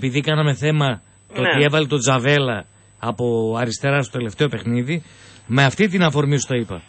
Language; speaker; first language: Greek; native; Greek